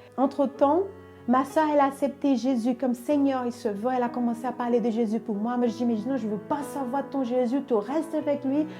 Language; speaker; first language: French; non-native, fluent; Portuguese